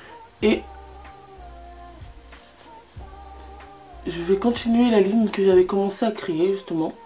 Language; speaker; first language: French; native; French